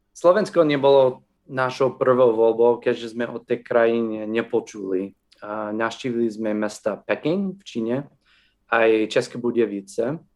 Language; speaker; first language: Slovak; non-native, fluent; English